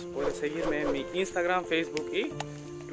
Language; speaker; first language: Spanish; non-native, learner; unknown